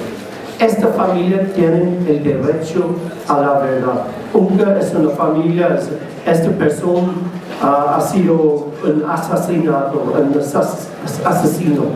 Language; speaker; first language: Spanish; non-native, learner; English